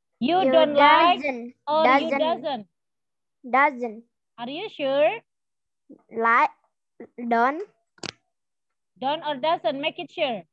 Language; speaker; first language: English; non-native, learner; Indonesian